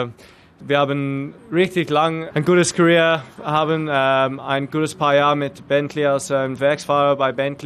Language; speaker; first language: German; non-native, learner; English